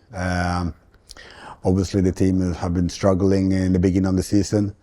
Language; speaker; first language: English; non-native, fluent; Swedish